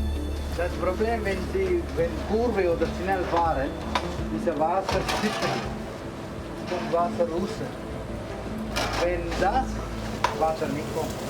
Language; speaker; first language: German; non-native, learner; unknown